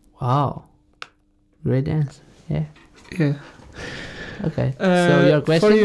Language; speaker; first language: English; non-native, fluent; Portuguese